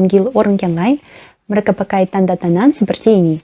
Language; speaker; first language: Indonesian; non-native, learner; Russian